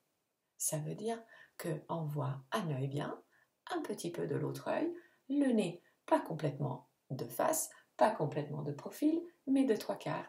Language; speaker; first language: French; non-native, fluent; Italian